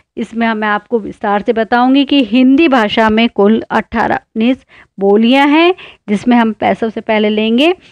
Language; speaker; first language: Hindi; native; Hindi